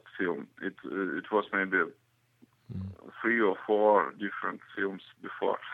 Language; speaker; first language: English; non-native, learner; Russian